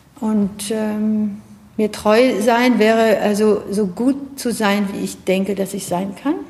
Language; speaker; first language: German; non-native, fluent; French